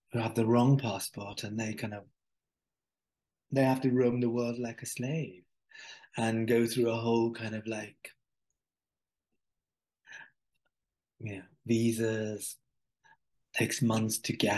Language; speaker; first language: English; native; English